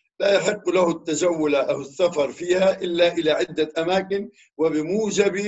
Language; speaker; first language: Arabic; native; Arabic